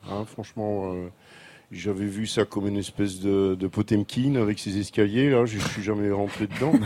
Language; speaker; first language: French; non-native, fluent; Dutch